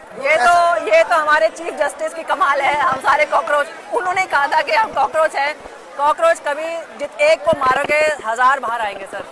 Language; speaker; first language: Hindi; native; Hindi